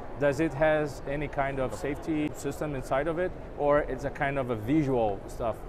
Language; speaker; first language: English; non-native, fluent; Portuguese